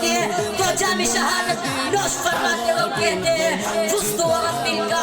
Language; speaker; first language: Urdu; non-native, local second language; Pashto